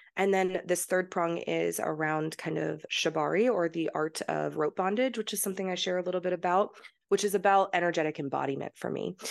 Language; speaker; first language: English; early bilingual, heritage; English